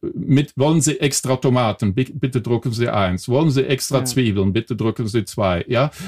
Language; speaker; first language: German; non-native, fluent; Dutch